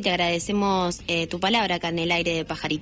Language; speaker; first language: Spanish; native; Spanish